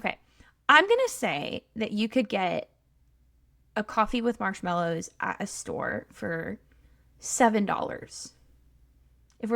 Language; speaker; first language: English; native; English